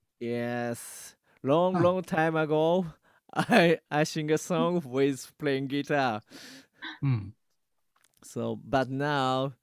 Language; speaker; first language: English; non-native, learner; Japanese